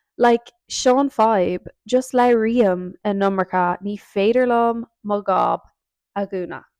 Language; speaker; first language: Irish; non-native, local second language; English